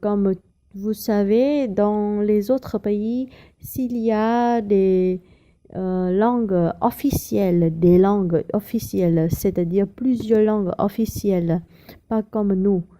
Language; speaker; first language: French; non-native, learner; Vietnamese